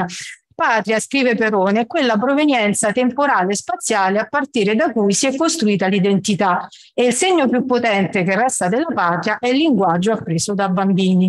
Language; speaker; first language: Italian; native; Italian